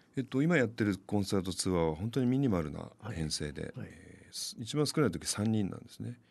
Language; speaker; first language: Japanese; native; Japanese